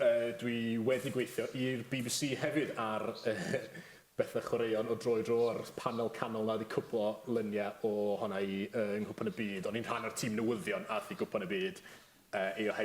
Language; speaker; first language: Welsh; native; Welsh